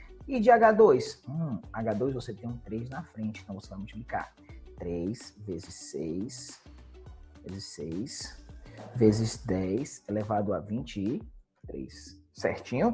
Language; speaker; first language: Portuguese; native; Portuguese